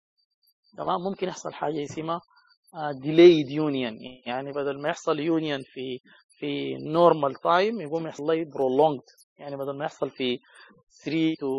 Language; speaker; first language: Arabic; native; Arabic